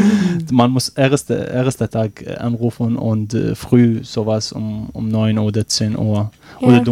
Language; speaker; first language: German; non-native, learner; Arabic